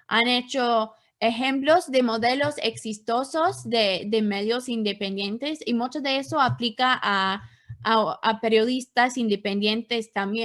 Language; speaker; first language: Spanish; non-native, fluent; English